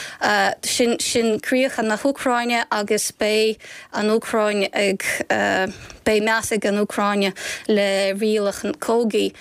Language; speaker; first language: Irish; non-native, fluent; Ukrainian